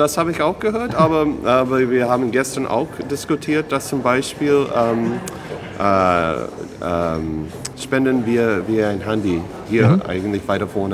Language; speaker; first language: German; non-native, fluent; English